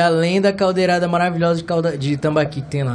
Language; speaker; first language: Portuguese; native; Portuguese